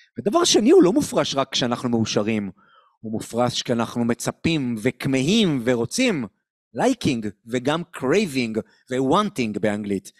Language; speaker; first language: Hebrew; native; Hebrew